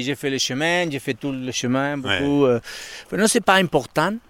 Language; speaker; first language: French; non-native, fluent; Spanish